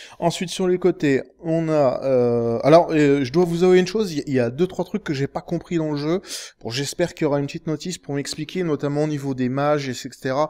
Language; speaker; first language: French; native; French